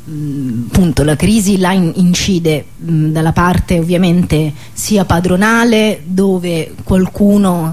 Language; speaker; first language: Italian; native; Italian